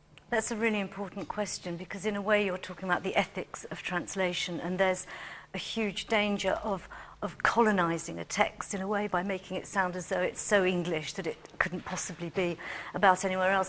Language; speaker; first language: English; native; English